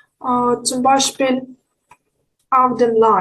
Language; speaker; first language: German; non-native, learner; Ukrainian